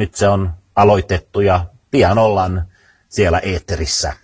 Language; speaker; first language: Finnish; early bilingual, heritage; Finnish